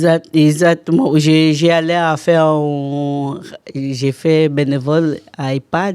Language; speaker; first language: French; non-native, learner; Portuguese